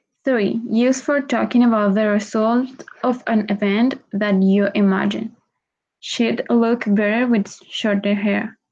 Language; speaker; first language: English; non-native, fluent; Spanish